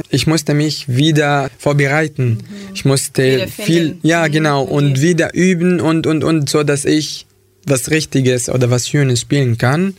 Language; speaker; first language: German; non-native, fluent; Arabic